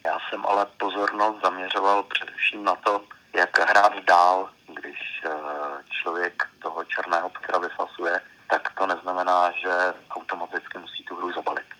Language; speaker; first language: Czech; native; Czech